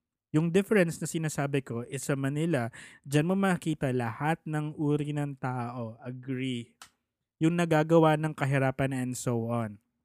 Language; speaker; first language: Filipino; native; Filipino